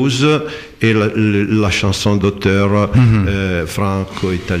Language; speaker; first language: French; non-native, fluent; Italian